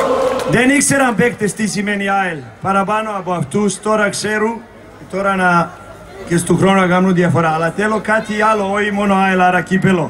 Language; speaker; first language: Greek; non-native, learner; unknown